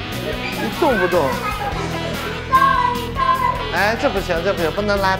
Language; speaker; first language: Chinese; native; Chinese